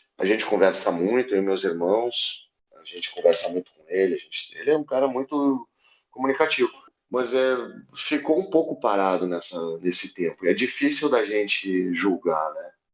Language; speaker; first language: Portuguese; native; Portuguese